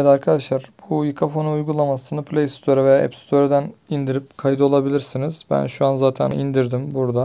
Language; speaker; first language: Turkish; native; Turkish